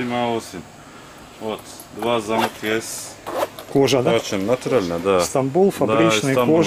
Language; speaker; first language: Russian; non-native, learner; Turkish